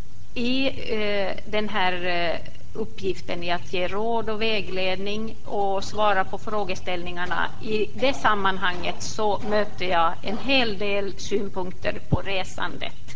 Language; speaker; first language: Swedish; native; Swedish